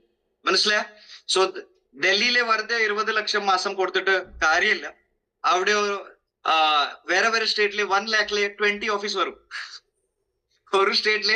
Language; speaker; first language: Malayalam; non-native, fluent; Hindi